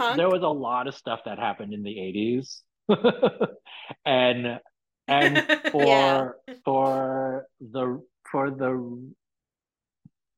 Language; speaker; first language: English; non-native, local second language; Cantonese